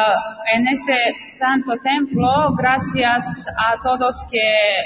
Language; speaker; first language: Spanish; non-native, fluent; Serbian